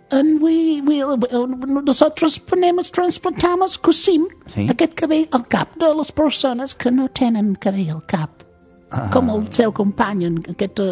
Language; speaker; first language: Catalan; non-native, learner; English